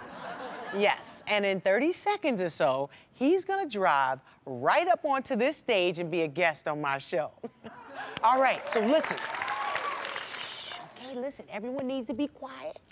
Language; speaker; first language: English; native; English